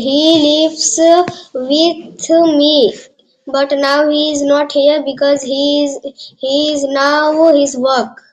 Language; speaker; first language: English; non-native, learner; Hindi